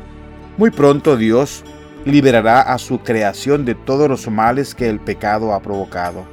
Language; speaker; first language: Spanish; native; Spanish